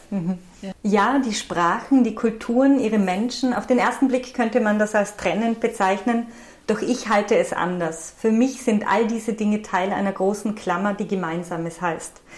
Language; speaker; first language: German; native; German